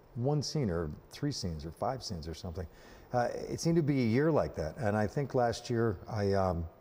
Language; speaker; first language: English; native; English